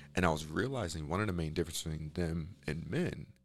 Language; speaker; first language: English; native; English